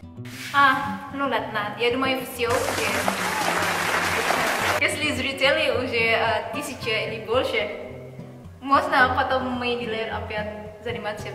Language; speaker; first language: Russian; non-native, learner; Indonesian